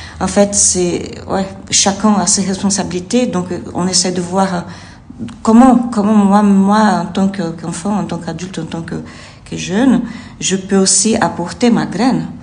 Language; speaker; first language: French; non-native, fluent; Portuguese